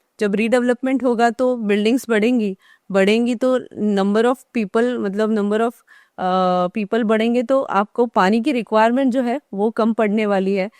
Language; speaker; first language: Hindi; non-native, local second language; Marathi